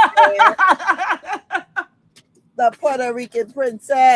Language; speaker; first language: English; native; English